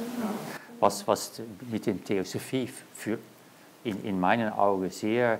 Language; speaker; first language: German; non-native, learner; Dutch